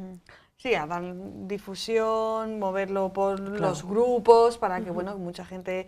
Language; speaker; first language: Spanish; native; Spanish